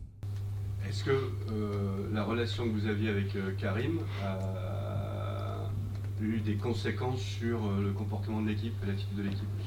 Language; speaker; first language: French; native; French